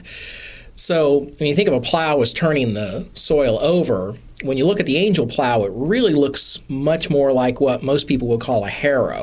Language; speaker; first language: English; native; English